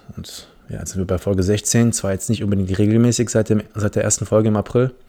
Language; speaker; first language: German; early bilingual, other home language; English